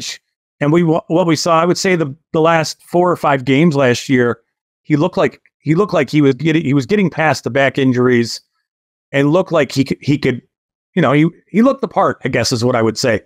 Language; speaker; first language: English; native; English